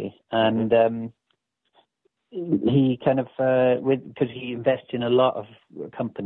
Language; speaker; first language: English; native; English